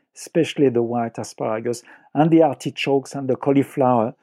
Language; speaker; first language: English; non-native, fluent; French